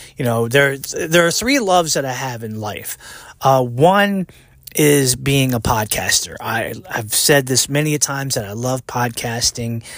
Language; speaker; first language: English; native; English